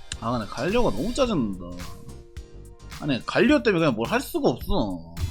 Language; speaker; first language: Korean; native; Korean